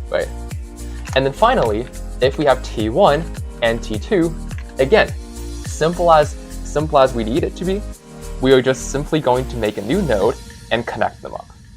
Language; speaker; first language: English; native; English